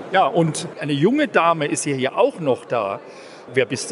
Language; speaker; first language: German; native; German